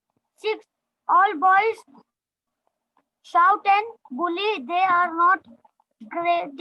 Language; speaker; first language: English; non-native, learner; Hindi